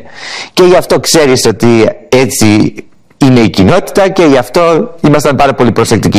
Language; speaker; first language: Greek; early bilingual, heritage; English